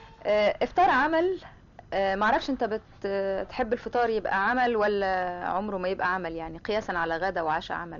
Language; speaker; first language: Arabic; native; Arabic